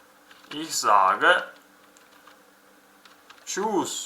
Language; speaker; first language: German; non-native, fluent; Uzbek